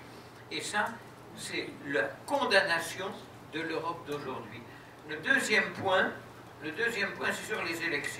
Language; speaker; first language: French; native; French